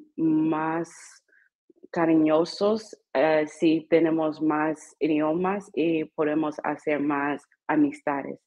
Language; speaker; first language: Spanish; non-native, learner; English